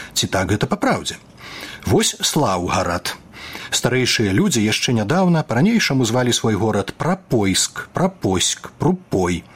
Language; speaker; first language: Belarusian; native; Belarusian